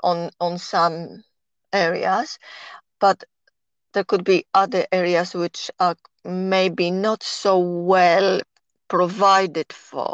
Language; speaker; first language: English; non-native, fluent; Polish